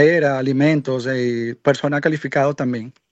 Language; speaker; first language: Portuguese; non-native, learner; Spanish